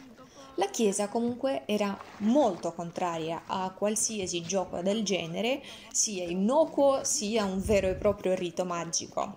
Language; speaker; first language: Italian; non-native, fluent; Russian